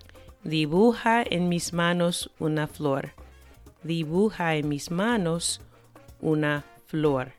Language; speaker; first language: Spanish; non-native, fluent; English